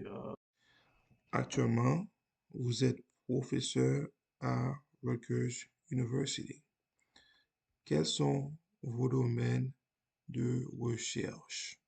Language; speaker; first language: French; non-native, learner; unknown